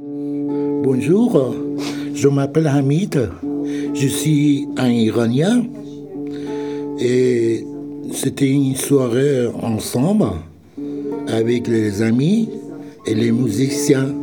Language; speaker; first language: French; non-native, learner; Persian